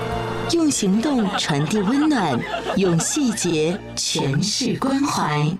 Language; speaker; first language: Chinese; native; Chinese